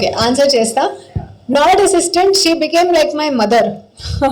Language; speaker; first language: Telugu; non-native, learner; Hindi